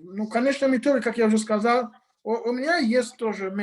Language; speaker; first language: Russian; non-native, fluent; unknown